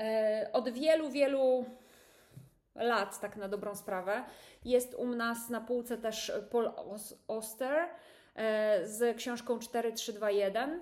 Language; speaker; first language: Polish; native; Polish